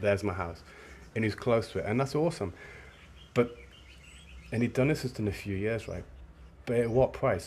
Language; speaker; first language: English; native; English